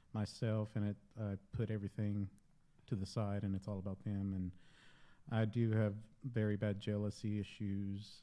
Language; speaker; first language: English; native; English